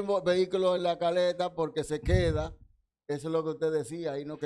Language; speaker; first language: Spanish; native; Spanish